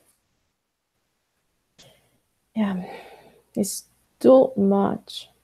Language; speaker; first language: English; non-native, learner; Spanish